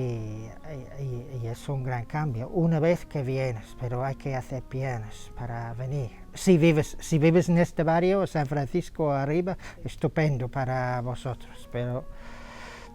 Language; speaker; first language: Spanish; non-native, fluent; English